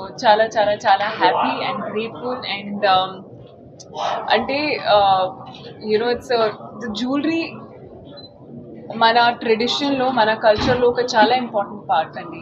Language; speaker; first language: Telugu; non-native, fluent; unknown